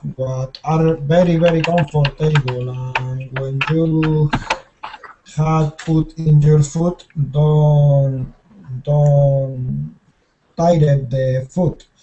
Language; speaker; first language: English; non-native, learner; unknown